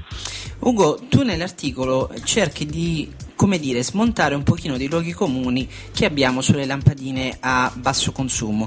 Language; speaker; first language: Italian; native; Italian